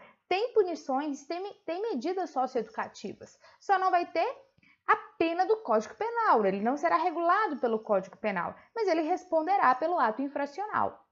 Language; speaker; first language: Portuguese; native; Portuguese